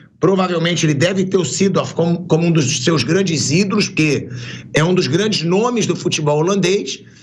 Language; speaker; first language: Portuguese; native; Portuguese